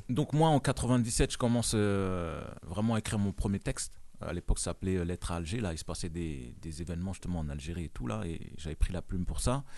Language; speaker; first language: French; non-native, local second language; Bambara